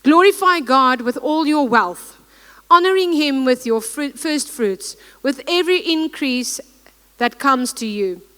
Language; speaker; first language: English; non-native, local second language; Afrikaans